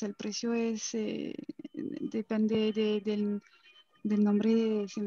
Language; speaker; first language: Spanish; non-native, fluent; French